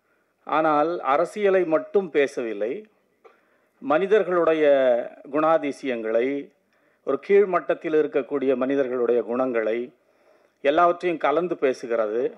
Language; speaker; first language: Tamil; native; Tamil